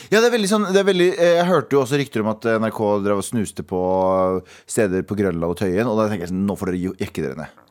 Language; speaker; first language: Norwegian; early bilingual, other home language; Kurdish